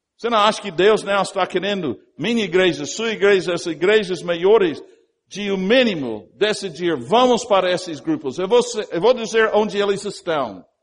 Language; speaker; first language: Portuguese; non-native, fluent; English